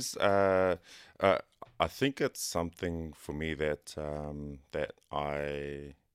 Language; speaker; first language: English; native; English